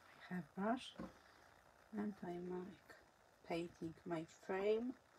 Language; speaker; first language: English; non-native, learner; Polish